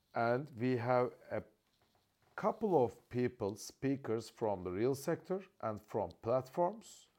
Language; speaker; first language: English; non-native, fluent; Turkish